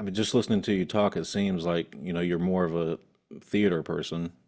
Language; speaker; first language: English; native; English